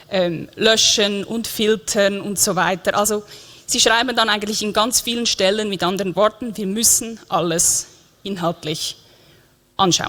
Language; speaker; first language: German; native; German